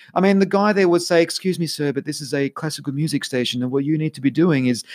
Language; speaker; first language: English; native; English